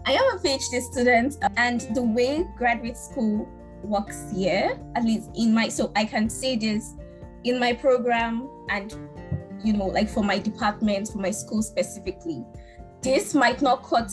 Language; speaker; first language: English; non-native, local second language; Yoruba